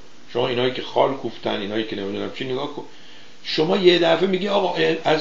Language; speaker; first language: Persian; native; Persian